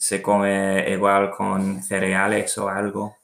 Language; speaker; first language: Spanish; non-native, learner; English